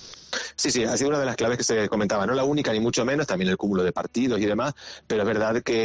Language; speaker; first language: Spanish; native; Spanish